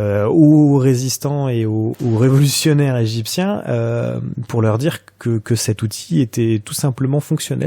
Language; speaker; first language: French; native; French